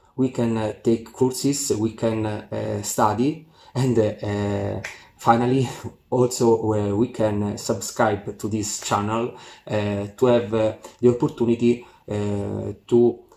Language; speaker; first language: English; non-native, learner; Italian